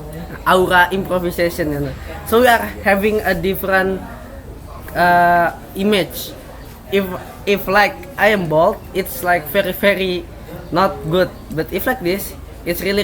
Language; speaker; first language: English; non-native, learner; Indonesian